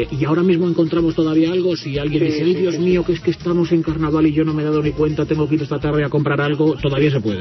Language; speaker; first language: Spanish; native; Spanish